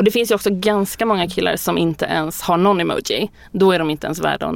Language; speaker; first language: Swedish; native; Swedish